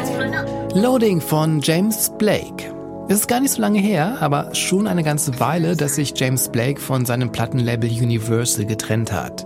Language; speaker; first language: German; native; German